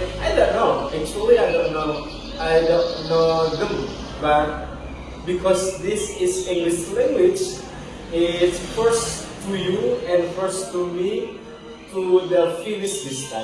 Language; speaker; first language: English; non-native, learner; Indonesian